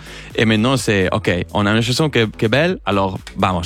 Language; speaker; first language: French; non-native, learner; Spanish